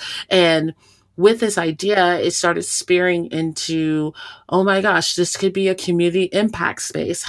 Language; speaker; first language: English; native; English